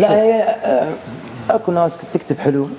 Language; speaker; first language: Arabic; native; Arabic